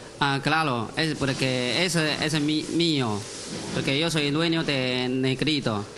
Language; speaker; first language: Spanish; non-native, learner; Chinese